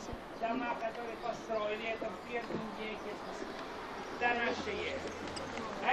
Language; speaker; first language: Russian; non-native, fluent; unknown